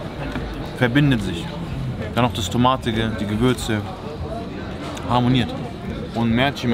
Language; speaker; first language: German; native; German